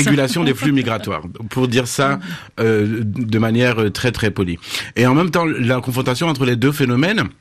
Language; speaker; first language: French; native; French